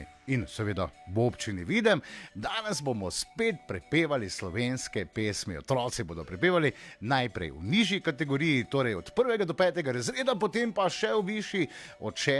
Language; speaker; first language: Slovenian; native; Slovenian